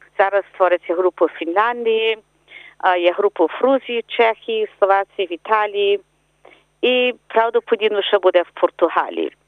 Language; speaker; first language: Ukrainian; early bilingual, heritage; Ukrainian